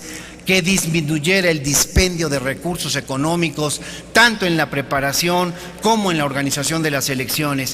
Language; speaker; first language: Spanish; native; Spanish